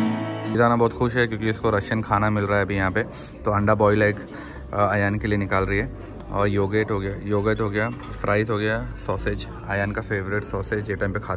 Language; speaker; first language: Hindi; native; Hindi